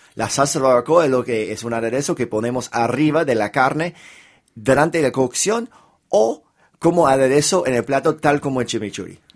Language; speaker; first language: Spanish; non-native, fluent; English